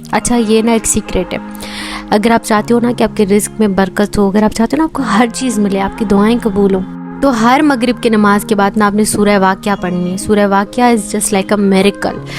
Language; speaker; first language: Urdu; native; Urdu